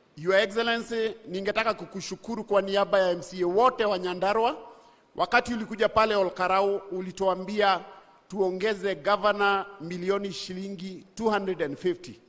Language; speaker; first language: Swahili; non-native, local second language; Kikuyu